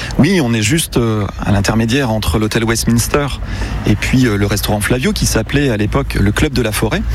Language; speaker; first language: French; native; French